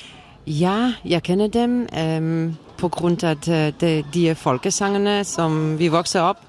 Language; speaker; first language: Danish; non-native, fluent; Polish